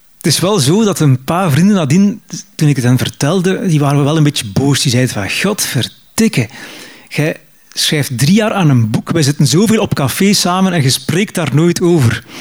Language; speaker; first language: Dutch; native; Dutch